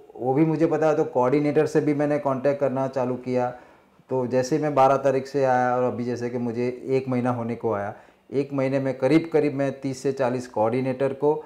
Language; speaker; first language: Hindi; non-native, local second language; Marathi